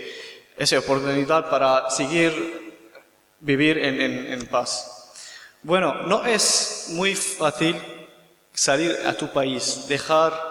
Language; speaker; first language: Spanish; non-native, learner; Kurdish